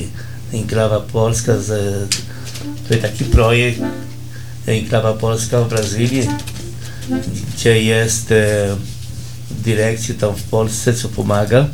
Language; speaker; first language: Polish; early bilingual, heritage; Portuguese